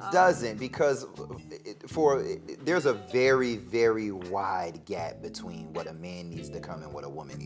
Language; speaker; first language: English; native; English